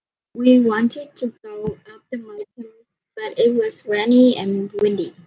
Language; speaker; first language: English; non-native, learner; Vietnamese